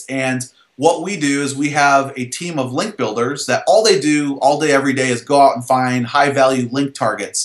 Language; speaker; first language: English; native; English